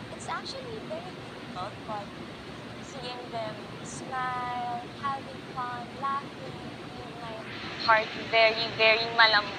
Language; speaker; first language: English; non-native, local second language; Filipino